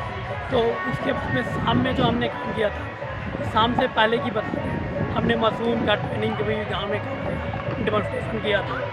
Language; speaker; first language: Hindi; native; Hindi